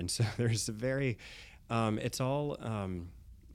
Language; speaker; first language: English; native; English